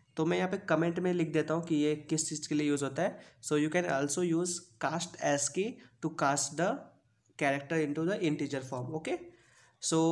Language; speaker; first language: Hindi; native; Hindi